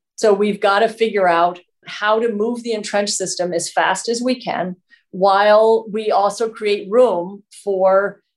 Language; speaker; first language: English; native; English